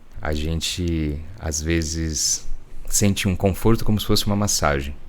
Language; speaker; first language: Portuguese; native; Portuguese